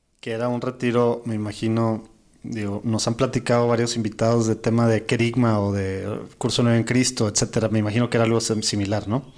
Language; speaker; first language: Spanish; native; Spanish